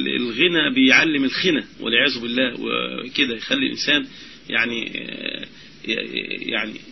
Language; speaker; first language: Arabic; native; Arabic